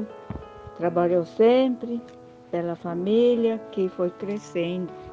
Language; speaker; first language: Portuguese; early bilingual, other home language; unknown